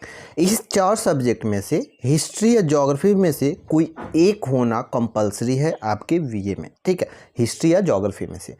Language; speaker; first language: Hindi; native; Hindi